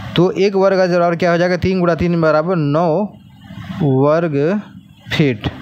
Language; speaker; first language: Hindi; native; Hindi